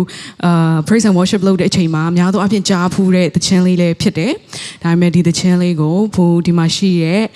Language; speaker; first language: Burmese; non-native, local second language; Tedim Chin